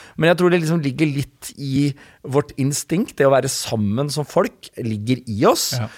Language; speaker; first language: Norwegian; native; Norwegian